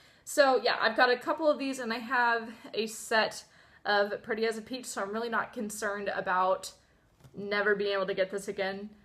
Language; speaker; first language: English; native; English